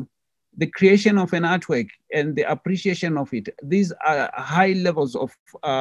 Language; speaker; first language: English; non-native, local second language; Tswana